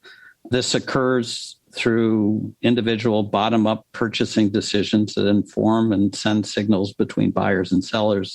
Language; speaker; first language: English; native; English